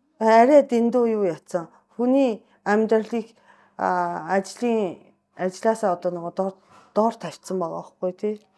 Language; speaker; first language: Mongolian; non-native, fluent; Japanese